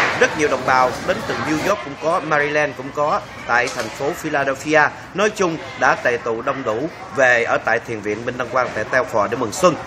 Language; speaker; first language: Vietnamese; native; Vietnamese